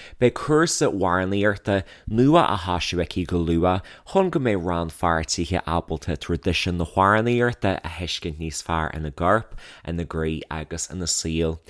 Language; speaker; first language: Irish; native; Irish